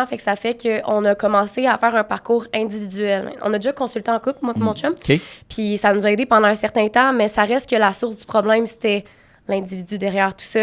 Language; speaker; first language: French; native; French